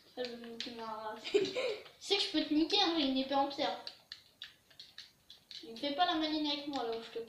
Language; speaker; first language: French; native; French